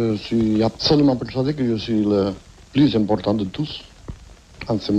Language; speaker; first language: French; non-native, fluent; Catalan